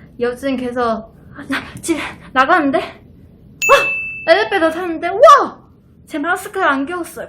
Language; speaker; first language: Korean; non-native, learner; Chinese